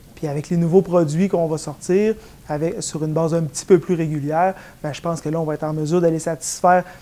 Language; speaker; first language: French; native; French